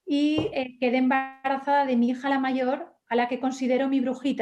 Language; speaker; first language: Spanish; native; Spanish